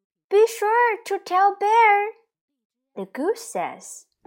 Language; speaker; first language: English; non-native, fluent; Chinese